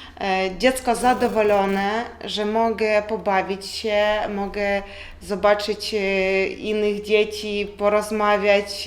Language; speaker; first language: Polish; non-native, learner; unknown